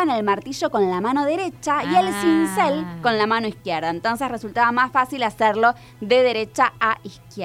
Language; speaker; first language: Spanish; native; Spanish